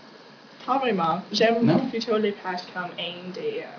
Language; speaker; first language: French; non-native, learner; English